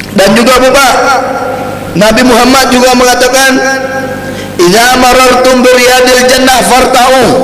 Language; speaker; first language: Malay; native; Malay